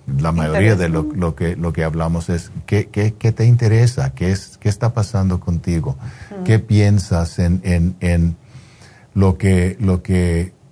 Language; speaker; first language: Spanish; non-native, fluent; English